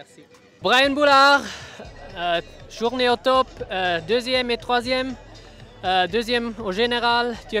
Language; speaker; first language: French; non-native, local second language; German